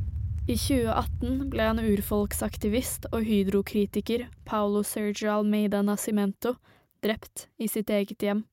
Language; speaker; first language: Norwegian; native; Norwegian